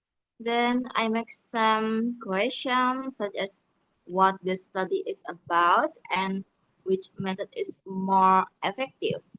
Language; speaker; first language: English; non-native, learner; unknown